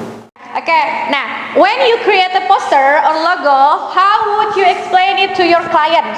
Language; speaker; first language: English; non-native, fluent; Indonesian